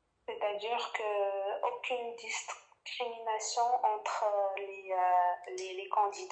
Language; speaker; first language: French; non-native, fluent; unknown